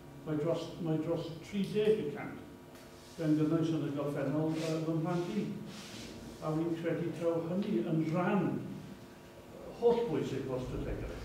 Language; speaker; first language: Welsh; native; Welsh